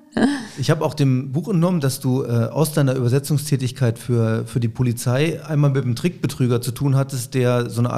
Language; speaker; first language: German; native; German